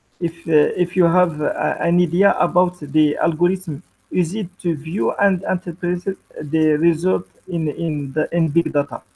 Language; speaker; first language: English; non-native, learner; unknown